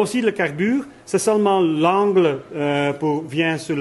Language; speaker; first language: French; non-native, local second language; Dutch